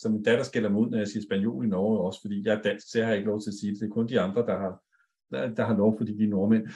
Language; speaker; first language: Danish; native; Danish